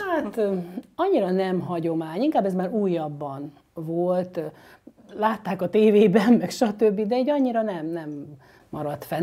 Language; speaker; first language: Hungarian; native; Hungarian